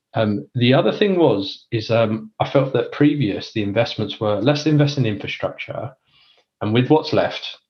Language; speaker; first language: English; native; English